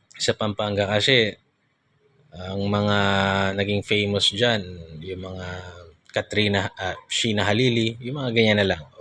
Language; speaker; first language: Filipino; non-native, local second language; Pampanga